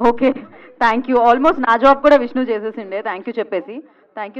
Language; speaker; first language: Telugu; native; Telugu